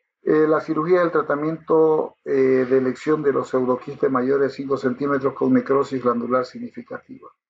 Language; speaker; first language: Spanish; native; Spanish